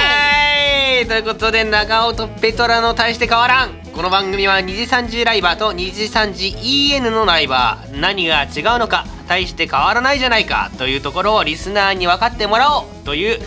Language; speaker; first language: Japanese; native; Japanese